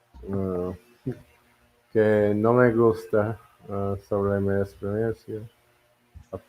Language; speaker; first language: Spanish; non-native, learner; English